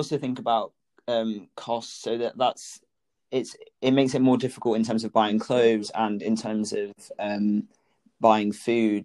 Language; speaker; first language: English; native; English